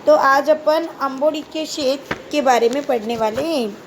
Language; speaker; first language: Hindi; non-native, local second language; Marathi